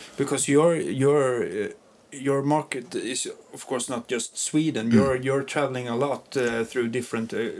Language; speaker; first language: English; non-native, fluent; Swedish